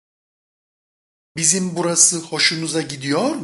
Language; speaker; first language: Turkish; native; Turkish